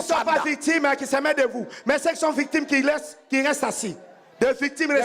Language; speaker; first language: French; non-native, local second language; Lingala